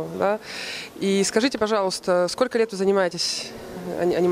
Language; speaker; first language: Russian; native; Russian